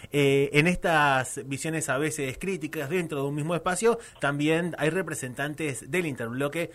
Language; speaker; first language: Spanish; native; Spanish